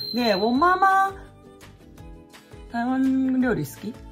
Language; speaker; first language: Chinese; non-native, learner; Japanese